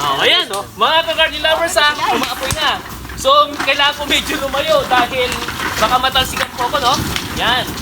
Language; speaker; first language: Filipino; non-native, local second language; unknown